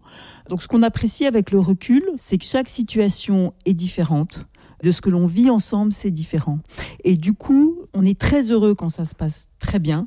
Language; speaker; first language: French; native; French